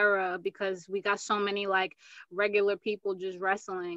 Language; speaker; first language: English; native; English